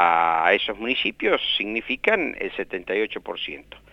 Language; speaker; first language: Spanish; native; Spanish